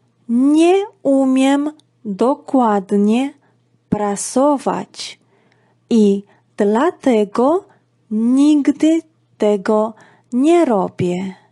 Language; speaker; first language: Polish; non-native, fluent; Georgian